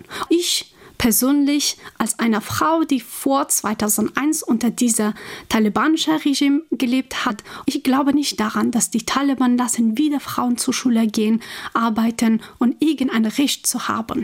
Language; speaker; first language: German; non-native, fluent; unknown